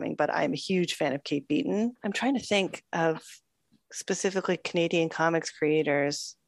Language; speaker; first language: English; native; English